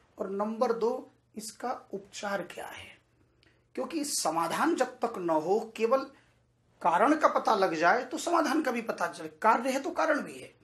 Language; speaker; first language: Hindi; native; Hindi